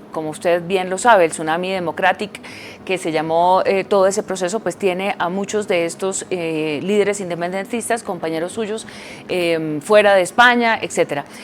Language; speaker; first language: Spanish; native; Spanish